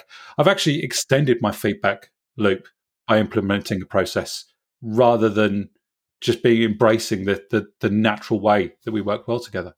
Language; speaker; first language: English; native; English